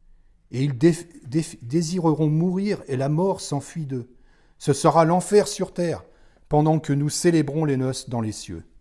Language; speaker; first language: French; native; French